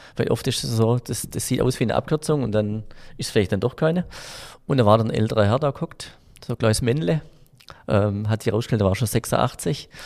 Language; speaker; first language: German; native; German